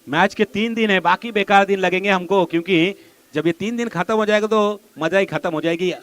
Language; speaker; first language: Hindi; non-native, local second language; Marathi